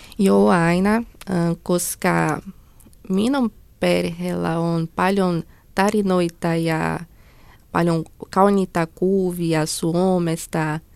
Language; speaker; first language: Finnish; non-native, learner; Portuguese